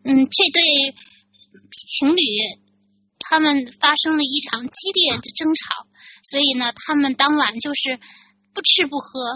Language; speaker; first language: Chinese; native; Chinese